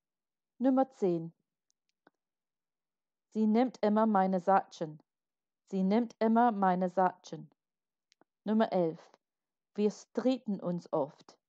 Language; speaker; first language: German; non-native, fluent; English